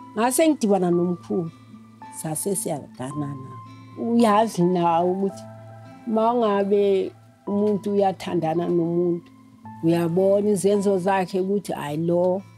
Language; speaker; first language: Zulu; native; Zulu